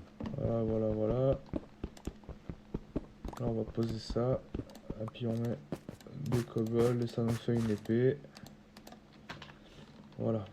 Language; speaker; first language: French; native; French